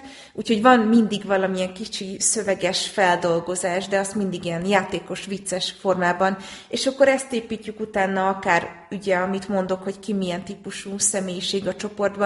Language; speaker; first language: Hungarian; native; Hungarian